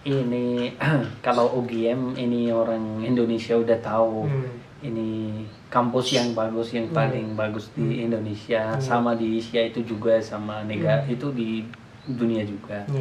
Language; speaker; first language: Indonesian; non-native, learner; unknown